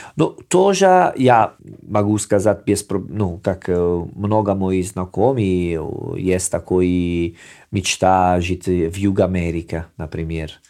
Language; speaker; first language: Russian; non-native, learner; Italian